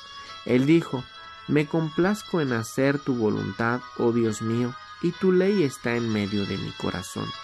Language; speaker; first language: Spanish; native; Spanish